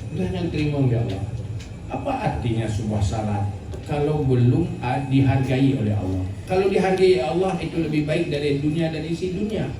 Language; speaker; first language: Malay; non-native, local second language; Achinese